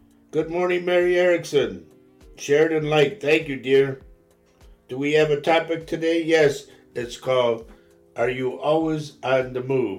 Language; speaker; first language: English; native; English